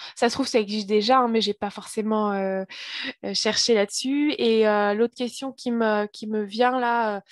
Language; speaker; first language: French; native; French